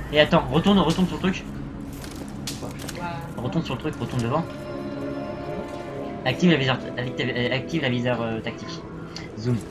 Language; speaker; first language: French; native; French